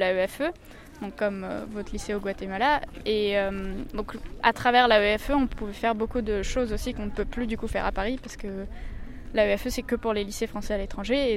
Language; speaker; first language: French; early bilingual, heritage; French